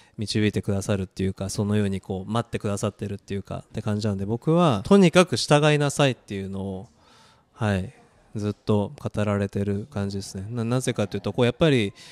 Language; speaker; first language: Japanese; early bilingual, other home language; Korean